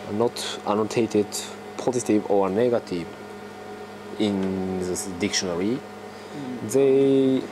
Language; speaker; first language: English; non-native, learner; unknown